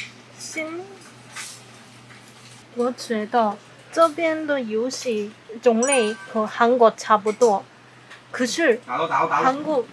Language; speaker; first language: Chinese; non-native, learner; Korean